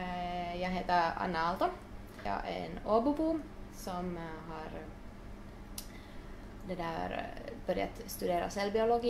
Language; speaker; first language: Swedish; non-native, local second language; Finnish